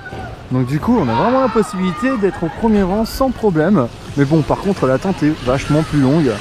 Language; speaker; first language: French; native; French